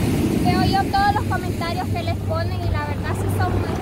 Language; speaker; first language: Spanish; native; Spanish